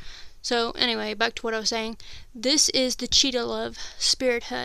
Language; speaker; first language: English; native; English